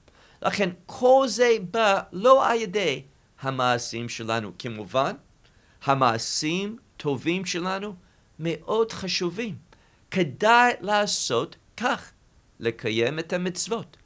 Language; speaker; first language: Hebrew; non-native, fluent; English